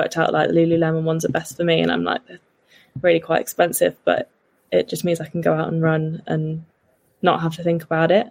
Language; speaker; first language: English; native; English